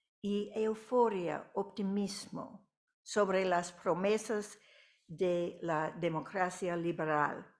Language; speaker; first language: Spanish; non-native, fluent; English